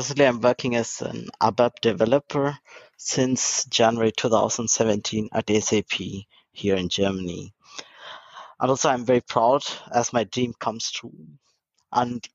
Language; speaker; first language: English; non-native, local second language; Tamil